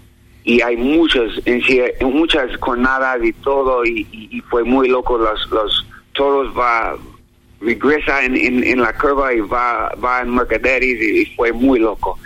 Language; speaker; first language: Spanish; non-native, learner; English